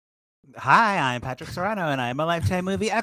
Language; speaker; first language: English; native; English